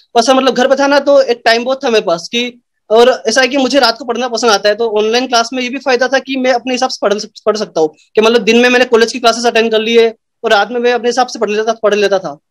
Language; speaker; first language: Hindi; native; Hindi